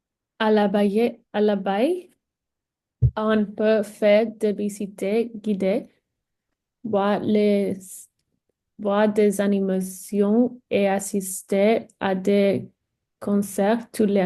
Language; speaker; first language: French; non-native, learner; Spanish